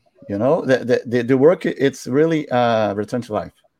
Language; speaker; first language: English; non-native, learner; Portuguese